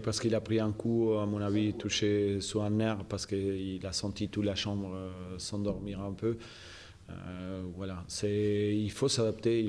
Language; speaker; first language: French; non-native, fluent; Spanish